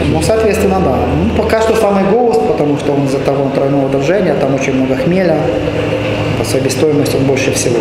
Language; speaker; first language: Russian; native; Russian